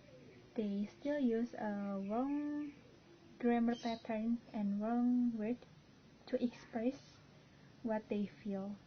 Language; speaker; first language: English; non-native, learner; Indonesian